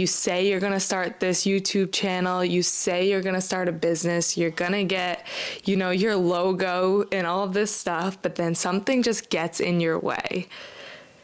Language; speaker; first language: English; native; English